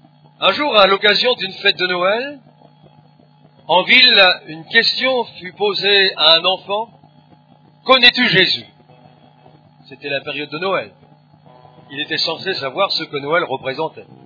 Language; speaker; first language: French; native; French